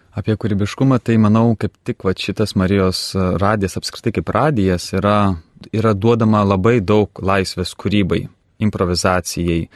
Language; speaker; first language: Lithuanian; native; Lithuanian